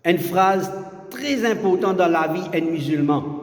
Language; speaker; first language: French; non-native, learner; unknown